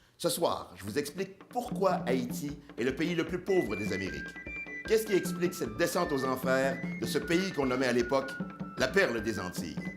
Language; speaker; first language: French; early bilingual, other home language; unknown